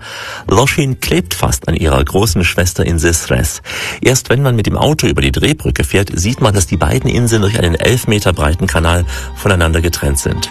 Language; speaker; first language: German; native; German